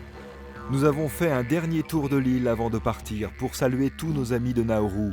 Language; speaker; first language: French; native; French